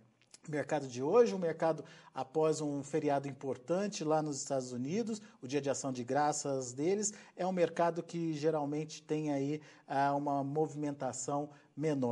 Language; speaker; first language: Portuguese; native; Portuguese